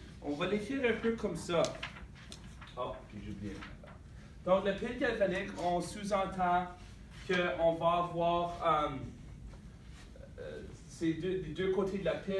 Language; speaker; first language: French; native; French